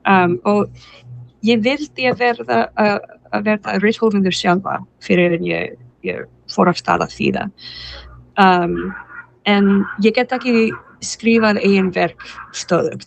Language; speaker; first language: Icelandic; non-native, fluent; English